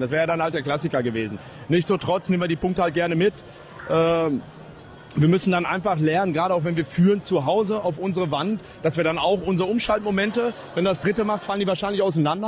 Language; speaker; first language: German; native; German